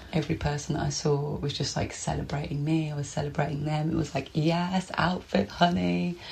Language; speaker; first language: English; native; English